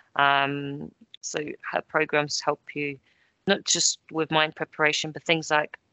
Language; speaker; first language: English; early bilingual, other home language; Polish